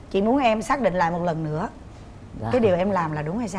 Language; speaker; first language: Vietnamese; native; Vietnamese